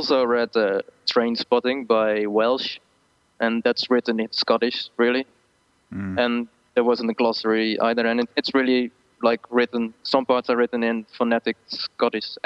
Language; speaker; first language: English; non-native, fluent; Dutch